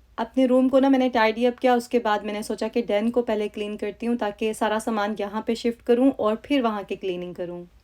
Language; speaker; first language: Urdu; native; Urdu